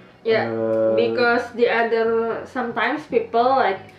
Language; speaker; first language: English; non-native, learner; Indonesian